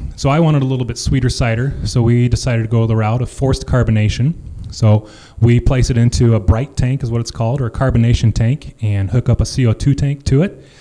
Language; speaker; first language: English; native; English